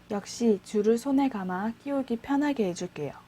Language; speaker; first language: Korean; native; Korean